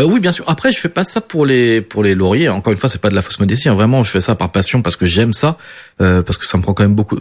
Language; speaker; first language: French; early bilingual, other home language; Portuguese